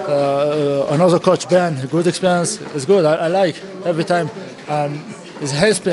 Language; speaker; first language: English; non-native, learner; Russian